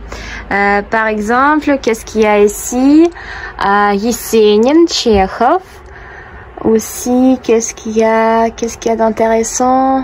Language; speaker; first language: French; non-native, fluent; Russian